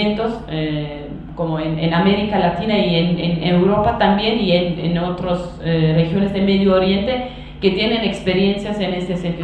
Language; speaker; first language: Spanish; non-native, fluent; Kurdish